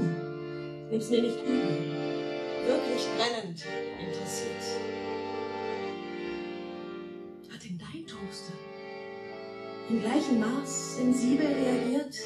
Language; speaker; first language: German; native; German